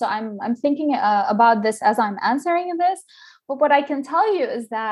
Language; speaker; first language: English; non-native, local second language; Arabic